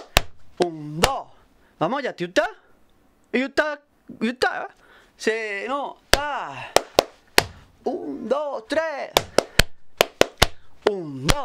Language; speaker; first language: Japanese; non-native, fluent; Spanish